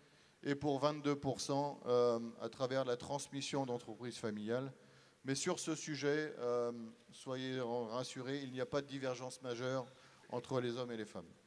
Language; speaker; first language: French; native; French